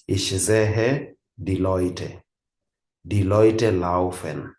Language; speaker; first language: German; non-native, fluent; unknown